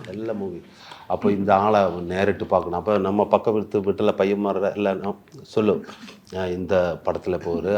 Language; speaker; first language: Tamil; non-native, learner; Malayalam